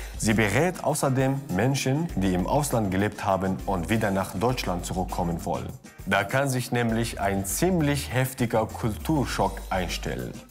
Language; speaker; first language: German; non-native, fluent; Arabic